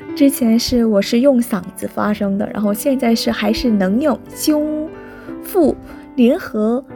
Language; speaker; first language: Chinese; non-native, fluent; Korean